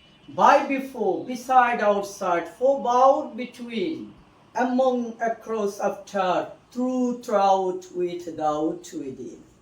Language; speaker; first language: English; non-native, local second language; Bangla